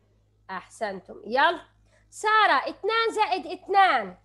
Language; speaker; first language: Arabic; native; Arabic